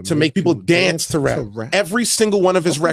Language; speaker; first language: English; native; English